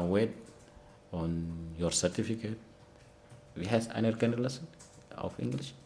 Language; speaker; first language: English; non-native, learner; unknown